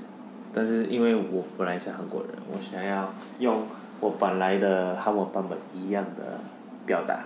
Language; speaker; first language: Chinese; non-native, fluent; Korean